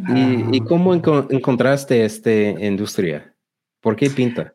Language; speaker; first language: Spanish; non-native, learner; English